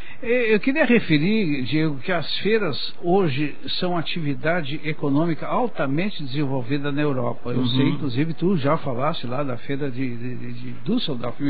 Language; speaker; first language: Portuguese; native; Portuguese